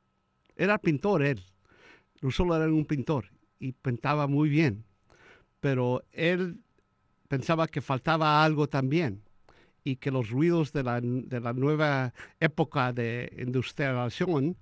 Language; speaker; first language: Spanish; early bilingual, heritage; Spanish